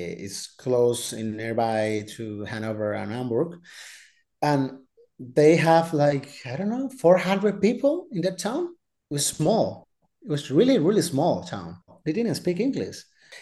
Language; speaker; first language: English; non-native, fluent; Spanish